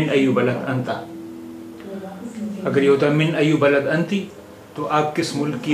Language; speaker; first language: Urdu; native; Urdu